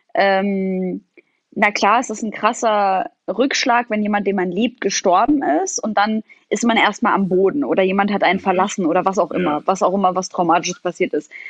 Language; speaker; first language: German; non-native, fluent; Arabic